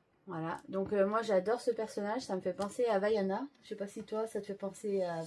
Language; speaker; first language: French; native; French